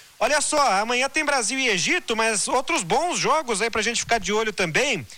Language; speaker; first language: Portuguese; native; Portuguese